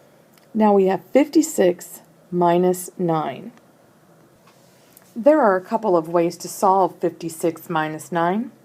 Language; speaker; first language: English; native; English